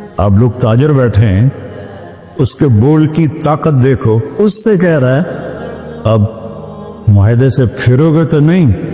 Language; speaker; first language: Urdu; non-native, local second language; Punjabi